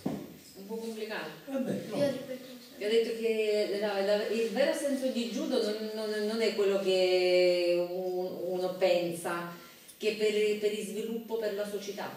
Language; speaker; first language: Italian; non-native, fluent; Russian